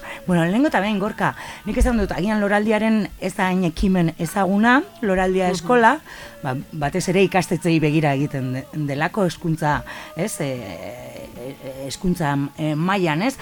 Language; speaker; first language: Basque; native; Basque